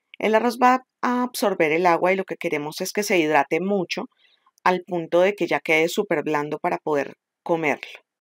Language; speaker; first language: Spanish; native; Spanish